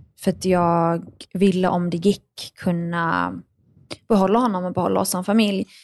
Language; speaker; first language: Swedish; early bilingual, other home language; Arabic